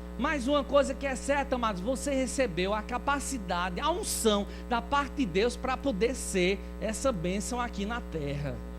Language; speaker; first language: Portuguese; native; Portuguese